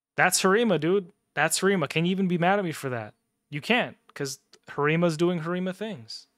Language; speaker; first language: English; native; English